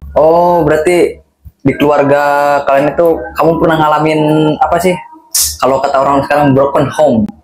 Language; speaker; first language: Indonesian; native; Indonesian